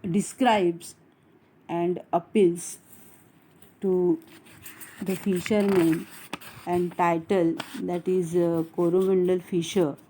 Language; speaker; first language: English; non-native, local second language; Marathi